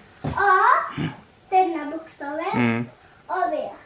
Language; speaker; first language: Swedish; early bilingual, other home language; Tigrinya